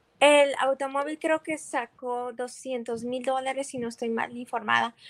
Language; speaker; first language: Spanish; early bilingual, heritage; Spanish